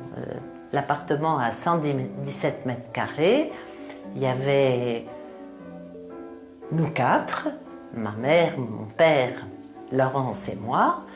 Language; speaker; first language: French; native; French